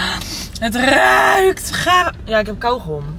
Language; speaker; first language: Dutch; native; Dutch